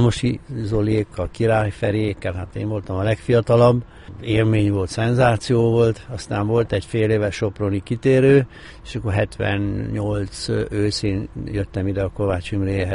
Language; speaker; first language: Hungarian; native; Hungarian